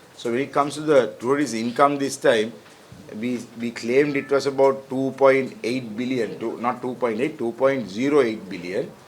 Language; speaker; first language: English; non-native, local second language; Sinhala